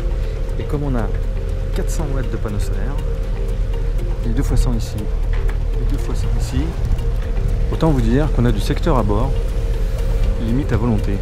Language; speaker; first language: French; native; French